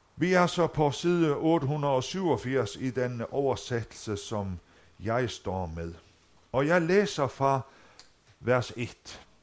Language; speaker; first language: Danish; non-native, local second language; Faroese